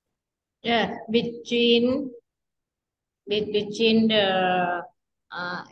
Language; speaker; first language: English; non-native, learner; Vietnamese